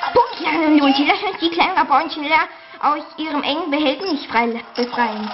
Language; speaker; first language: German; native; German